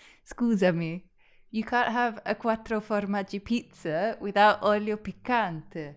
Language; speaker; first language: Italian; non-native, fluent; English